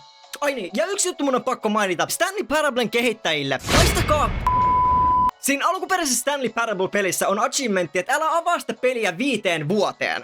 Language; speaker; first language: Finnish; native; Finnish